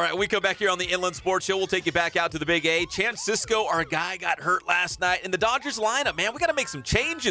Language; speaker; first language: English; native; English